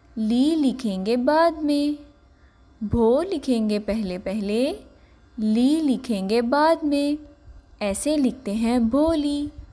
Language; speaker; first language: Urdu; non-native, local second language; Punjabi